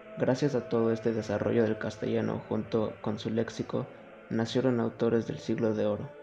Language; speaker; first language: Spanish; native; Spanish